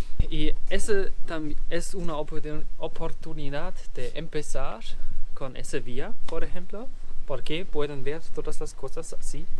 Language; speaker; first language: Spanish; non-native, learner; German